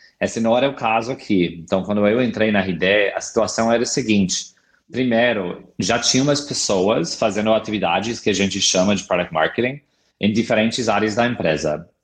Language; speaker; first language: Portuguese; non-native, fluent; English